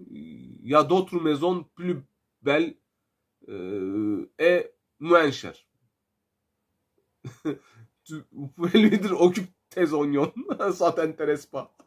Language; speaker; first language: French; non-native, fluent; Turkish